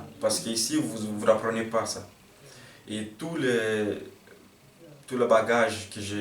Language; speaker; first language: French; non-native, fluent; Portuguese